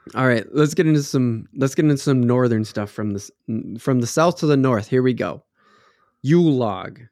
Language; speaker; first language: English; early bilingual, other home language; Finnish